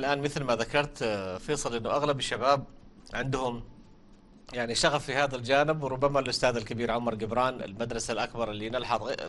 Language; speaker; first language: Arabic; non-native, local second language; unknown